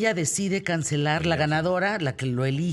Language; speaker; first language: Spanish; native; Spanish